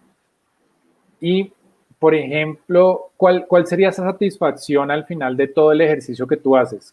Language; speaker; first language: Spanish; native; Spanish